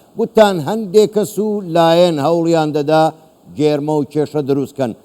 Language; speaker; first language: Central Kurdish; native; Central Kurdish